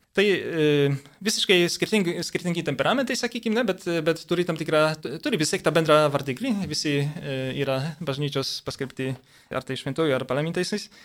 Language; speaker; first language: Lithuanian; early bilingual, heritage; Lithuanian